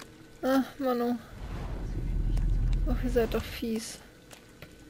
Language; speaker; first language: German; native; German